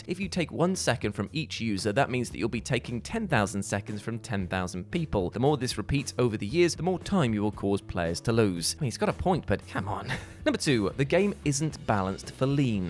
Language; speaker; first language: English; native; English